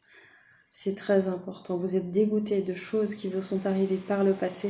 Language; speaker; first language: French; native; French